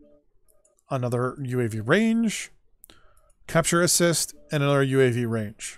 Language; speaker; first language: English; native; English